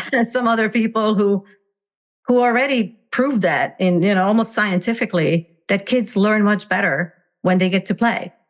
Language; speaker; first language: English; non-native, fluent; Hungarian